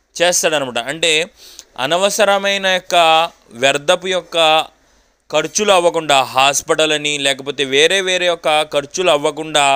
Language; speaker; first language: Telugu; non-native, local second language; Urdu